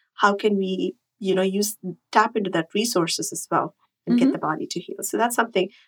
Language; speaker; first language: English; non-native, local second language; Tamil